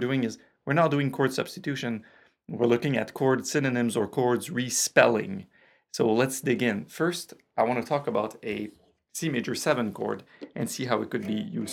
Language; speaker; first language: English; non-native, fluent; French